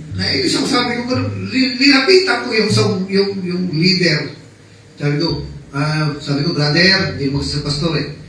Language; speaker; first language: Filipino; native; Filipino